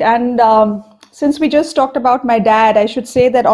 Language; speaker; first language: English; non-native, local second language; Odia